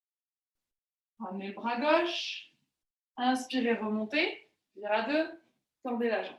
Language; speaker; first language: French; native; French